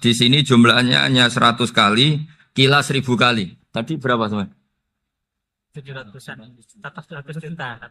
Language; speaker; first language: Indonesian; non-native, local second language; Javanese